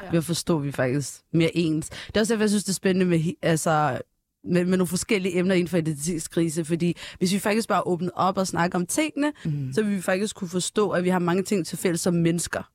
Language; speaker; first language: Danish; early bilingual, other home language; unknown